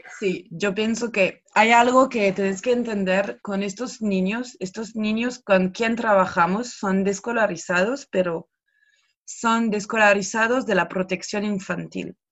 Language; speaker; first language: Spanish; non-native, fluent; French